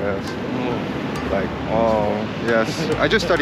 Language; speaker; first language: English; non-native, fluent; Korean